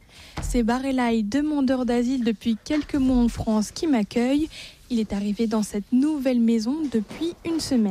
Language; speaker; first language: French; native; French